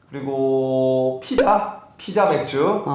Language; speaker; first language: Korean; non-native, learner; Indonesian